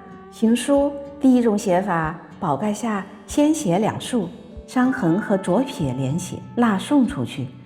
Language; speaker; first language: Chinese; native; Chinese